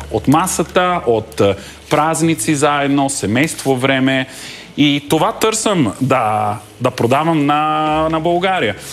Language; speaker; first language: Bulgarian; non-native, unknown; Italian